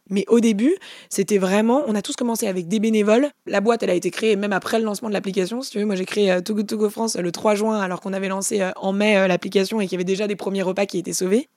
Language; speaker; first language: French; native; French